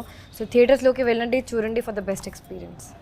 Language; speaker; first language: Telugu; non-native, local second language; Hindi